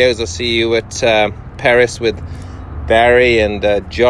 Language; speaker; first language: English; native; English